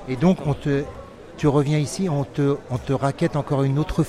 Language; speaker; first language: French; native; French